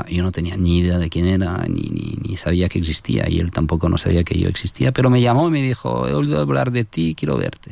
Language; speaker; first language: Spanish; non-native, fluent; French